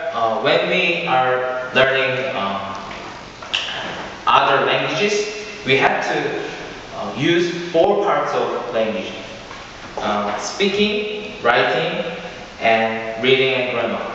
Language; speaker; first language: English; non-native, learner; Korean